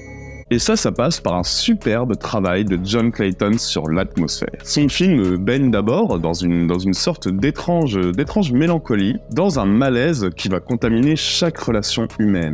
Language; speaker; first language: French; native; French